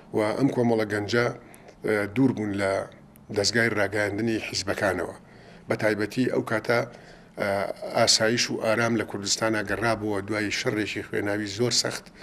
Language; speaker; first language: Central Kurdish; native; Central Kurdish